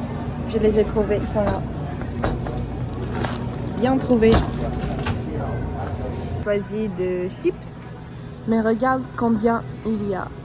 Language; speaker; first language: French; non-native, fluent; English